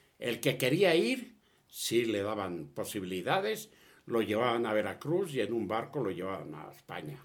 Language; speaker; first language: Spanish; early bilingual, other home language; Catalan